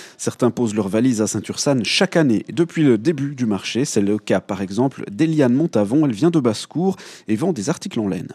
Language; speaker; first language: French; native; French